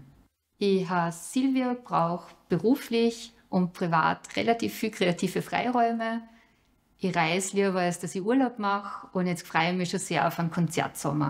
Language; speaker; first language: German; native; German